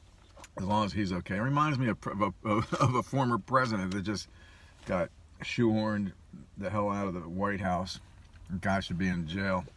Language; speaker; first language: English; native; English